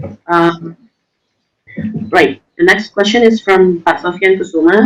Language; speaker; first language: English; non-native, fluent; Indonesian